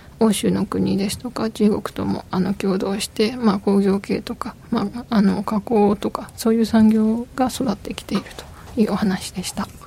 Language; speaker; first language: Japanese; native; Japanese